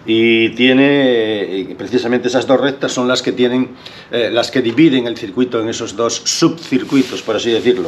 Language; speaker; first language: Spanish; native; Spanish